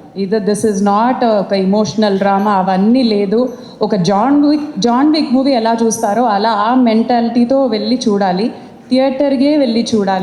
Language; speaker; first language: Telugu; non-native, fluent; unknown